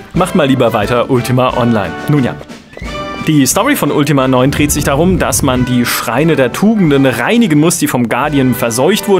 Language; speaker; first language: German; native; German